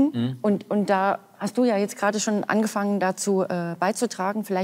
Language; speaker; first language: German; native; German